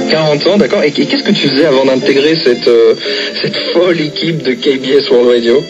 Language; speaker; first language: French; native; French